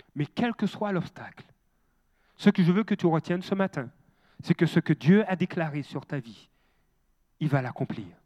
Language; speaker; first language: French; native; French